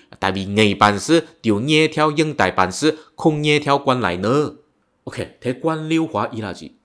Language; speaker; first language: Vietnamese; non-native, fluent; Chinese